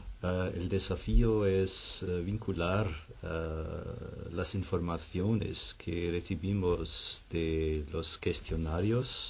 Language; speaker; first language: Spanish; non-native, fluent; German